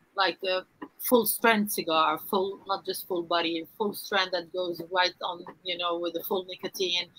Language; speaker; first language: English; non-native, fluent; Arabic